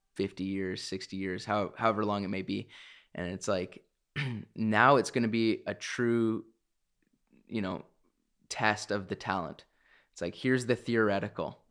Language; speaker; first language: English; native; English